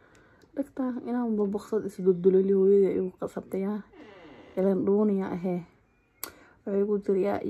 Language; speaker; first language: German; non-native, learner; Somali